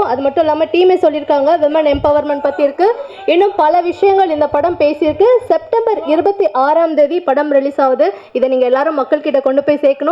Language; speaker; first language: Tamil; native; Tamil